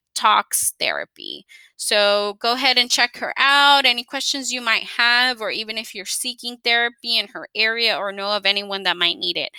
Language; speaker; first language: English; early bilingual, other home language; Spanish